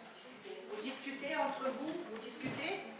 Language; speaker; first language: French; non-native, fluent; Ukrainian